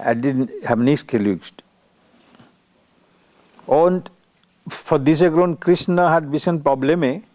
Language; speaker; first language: German; non-native, learner; Bangla